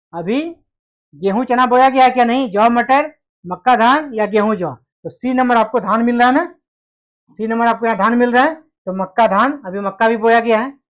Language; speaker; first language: Hindi; native; Hindi